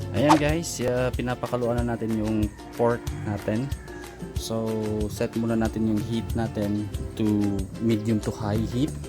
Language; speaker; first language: Filipino; non-native, local second language; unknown